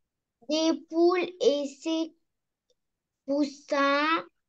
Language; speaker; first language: French; non-native, learner; Arabic